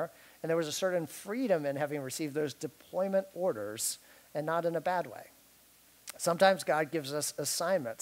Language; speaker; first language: English; native; English